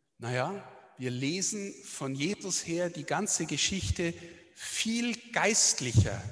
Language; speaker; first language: German; native; German